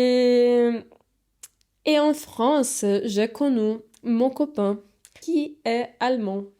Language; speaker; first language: French; non-native, fluent; Portuguese